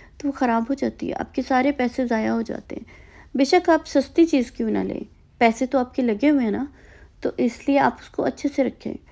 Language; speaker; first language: Urdu; native; Urdu